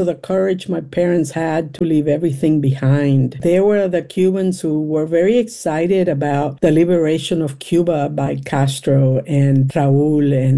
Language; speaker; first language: English; non-native, local second language; Spanish